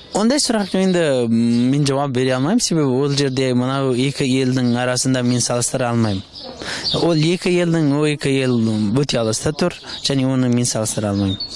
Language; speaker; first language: Kazakh; non-native, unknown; Pashto